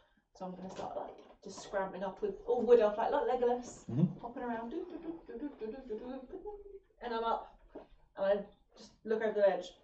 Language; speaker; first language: English; native; English